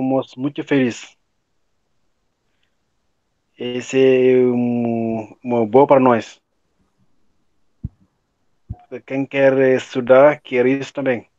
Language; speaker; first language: Portuguese; non-native, learner; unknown